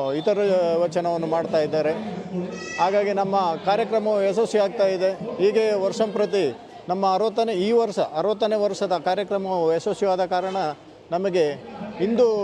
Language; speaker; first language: Kannada; native; Kannada